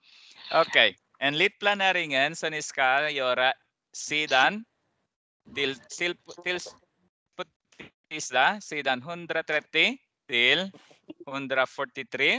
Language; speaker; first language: Swedish; non-native, fluent; Arabic